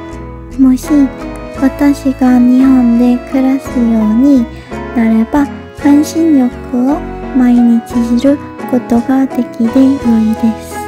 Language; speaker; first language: Japanese; non-native, learner; Korean